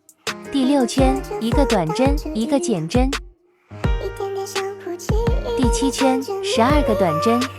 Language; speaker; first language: Chinese; native; Chinese